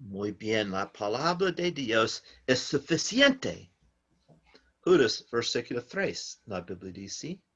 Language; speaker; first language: Spanish; non-native, learner; English